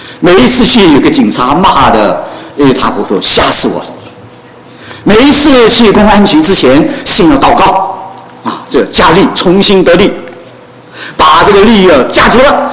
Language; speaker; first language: Chinese; non-native, local second language; Cantonese